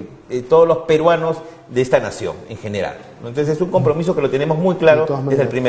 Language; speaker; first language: Spanish; native; Spanish